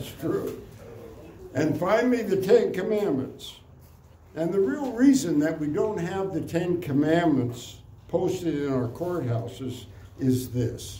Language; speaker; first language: English; native; English